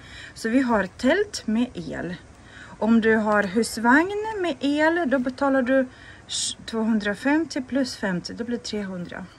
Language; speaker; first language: Swedish; non-native, fluent; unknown